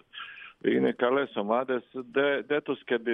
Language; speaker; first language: Greek; non-native, learner; Croatian